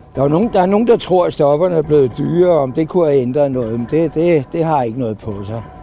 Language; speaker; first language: Danish; native; Danish